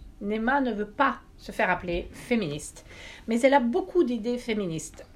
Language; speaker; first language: French; non-native, learner; Norwegian